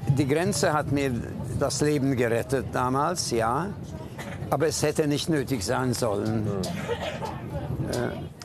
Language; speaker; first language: German; early bilingual, other home language; Hungarian